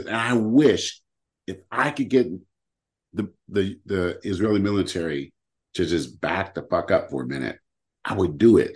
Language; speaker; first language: English; native; English